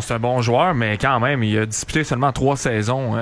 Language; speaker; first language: French; native; French